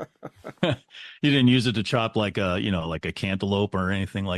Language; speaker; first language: English; native; English